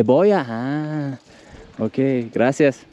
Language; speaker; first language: Spanish; non-native, learner; Turkish